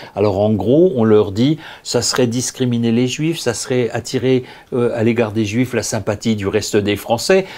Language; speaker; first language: French; native; French